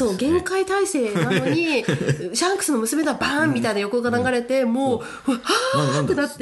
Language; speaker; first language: Japanese; native; Japanese